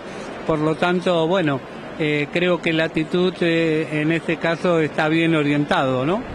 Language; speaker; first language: Spanish; native; Spanish